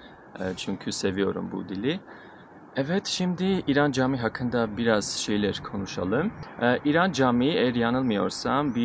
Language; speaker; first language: Turkish; non-native, fluent; Armenian